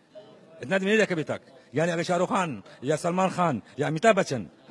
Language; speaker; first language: Hindi; non-native, learner; Arabic